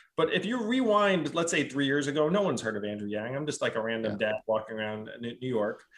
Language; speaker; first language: English; native; English